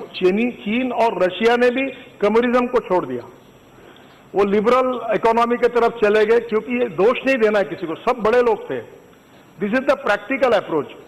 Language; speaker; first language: Hindi; non-native, local second language; Marathi